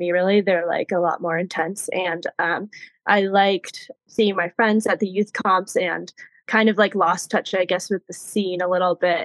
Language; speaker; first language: English; native; English